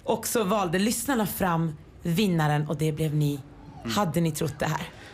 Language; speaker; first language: Swedish; native; Swedish